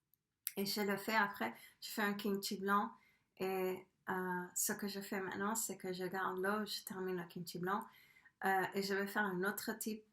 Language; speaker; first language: French; non-native, fluent; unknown